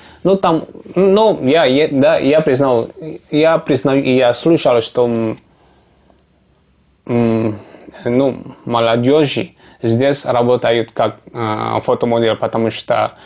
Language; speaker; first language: Russian; non-native, learner; Javanese